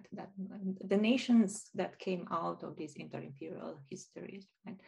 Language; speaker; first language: English; non-native, fluent; Romanian